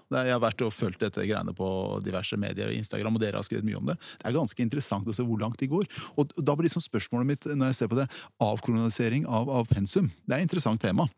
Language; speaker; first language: Norwegian; early bilingual, other home language; Persian